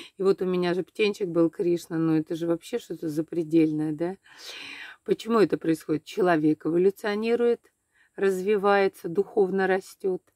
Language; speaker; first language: Russian; native; Russian